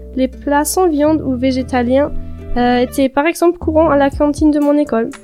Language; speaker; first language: French; non-native, fluent; German